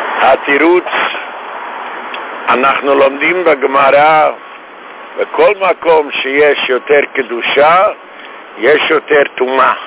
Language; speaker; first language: Hebrew; non-native, fluent; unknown